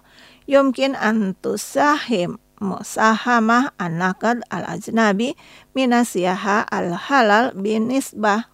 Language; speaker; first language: Arabic; non-native, fluent; Indonesian